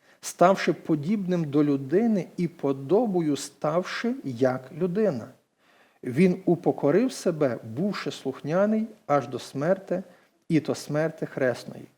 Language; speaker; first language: Ukrainian; native; Ukrainian